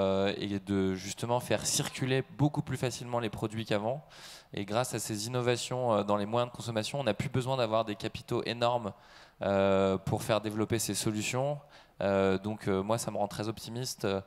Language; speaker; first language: French; native; French